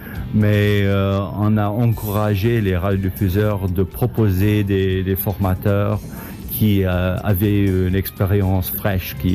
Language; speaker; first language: French; non-native, fluent; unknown